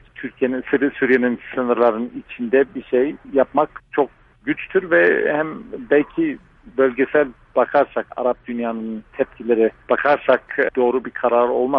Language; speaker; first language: Turkish; non-native, fluent; English